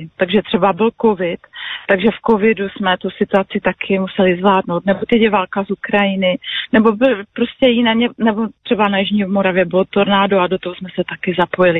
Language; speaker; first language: Czech; non-native, local second language; Polish